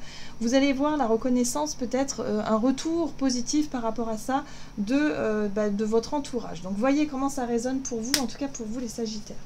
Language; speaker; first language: French; native; French